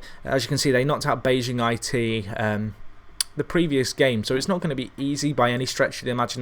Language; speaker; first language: English; native; English